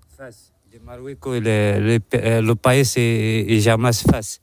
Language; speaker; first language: Spanish; non-native, learner; Arabic